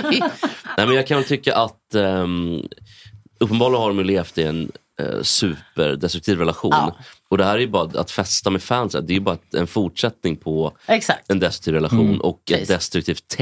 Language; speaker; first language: Swedish; native; Swedish